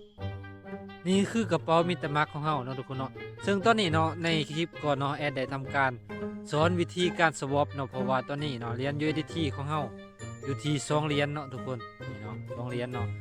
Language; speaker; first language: Thai; non-native, local second language; Northeastern Thai